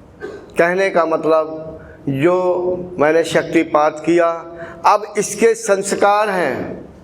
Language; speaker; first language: Hindi; native; Hindi